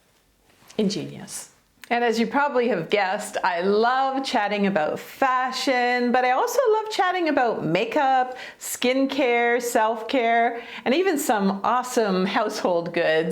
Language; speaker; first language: English; native; English